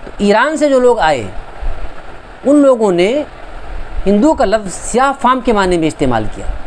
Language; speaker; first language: Urdu; native; Urdu